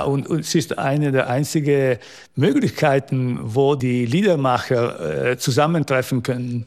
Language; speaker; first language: German; non-native, fluent; Italian